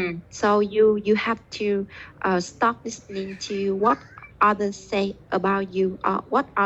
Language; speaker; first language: English; non-native, learner; Vietnamese